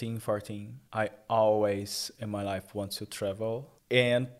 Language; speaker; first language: English; non-native, learner; Portuguese